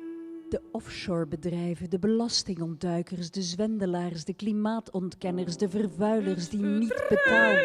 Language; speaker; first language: Dutch; native; Dutch